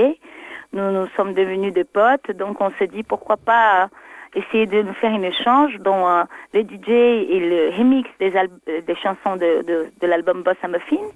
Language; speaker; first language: French; non-native, fluent; Portuguese